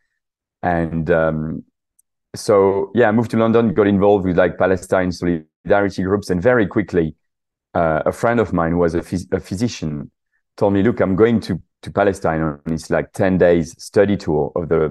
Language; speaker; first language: English; non-native, fluent; French